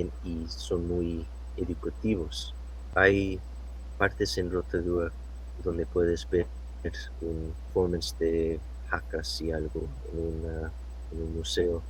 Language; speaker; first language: Spanish; non-native, fluent; English